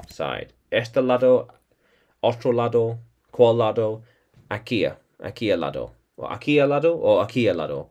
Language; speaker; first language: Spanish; non-native, learner; English